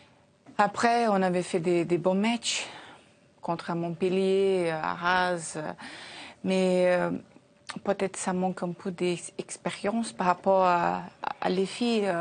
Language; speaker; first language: French; non-native, learner; Portuguese